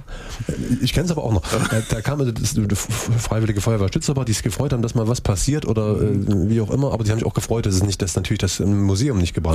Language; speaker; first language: German; native; German